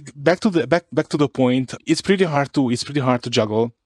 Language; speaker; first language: English; non-native, fluent; Hungarian